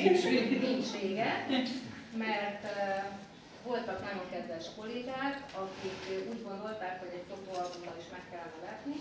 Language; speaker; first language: Hungarian; native; Hungarian